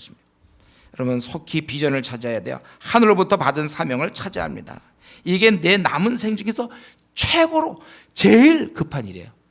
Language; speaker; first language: Korean; native; Korean